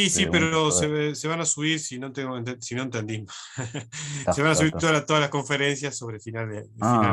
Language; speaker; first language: Spanish; native; Spanish